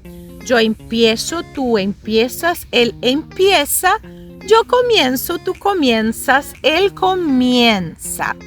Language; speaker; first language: Spanish; non-native, fluent; Portuguese